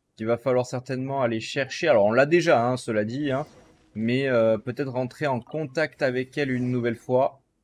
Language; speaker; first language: French; native; French